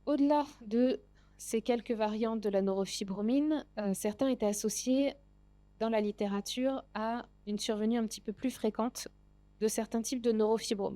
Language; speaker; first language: French; native; French